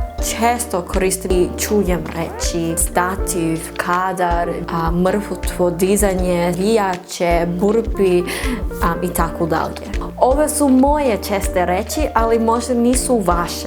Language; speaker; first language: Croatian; non-native, learner; English